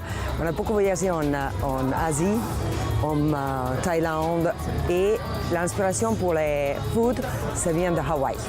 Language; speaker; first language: French; non-native, fluent; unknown